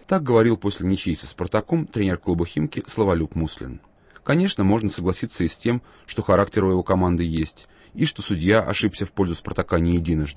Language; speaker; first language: Russian; native; Russian